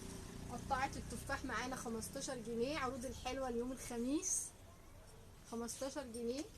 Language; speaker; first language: Arabic; native; Arabic